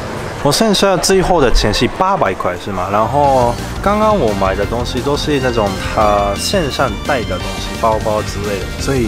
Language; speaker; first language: Chinese; non-native, learner; Japanese